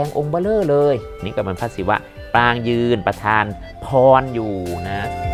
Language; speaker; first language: Thai; native; Thai